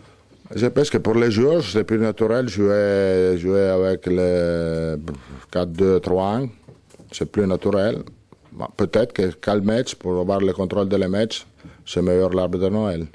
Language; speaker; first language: French; non-native, learner; Italian